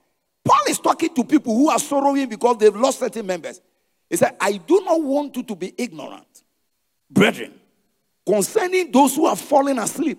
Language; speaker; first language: English; non-native, local second language; Akan